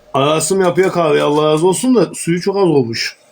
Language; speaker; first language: Turkish; native; Turkish